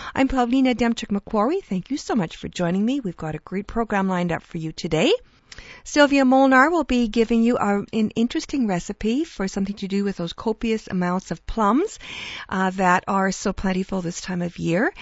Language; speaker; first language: English; early bilingual, other home language; Ukrainian